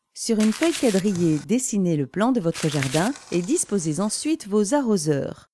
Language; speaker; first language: French; native; French